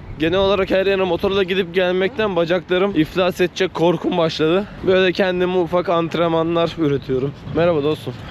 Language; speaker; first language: Turkish; native; Turkish